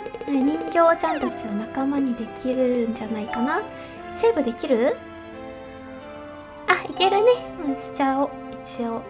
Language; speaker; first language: Japanese; native; Japanese